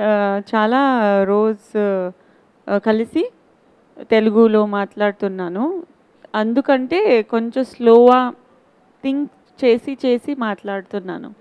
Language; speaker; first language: Telugu; non-native, learner; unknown